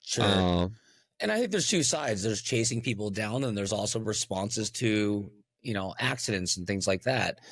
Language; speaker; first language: English; native; English